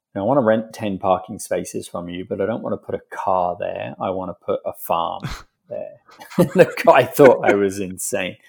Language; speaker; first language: English; native; English